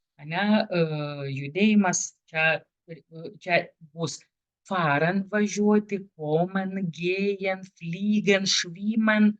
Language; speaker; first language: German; non-native, fluent; Lithuanian